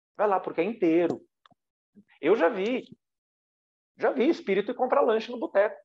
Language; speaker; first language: Portuguese; native; Portuguese